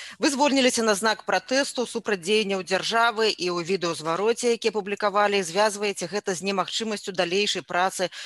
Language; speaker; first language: Belarusian; native; Belarusian